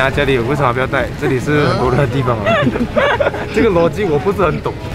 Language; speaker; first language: Chinese; native; Chinese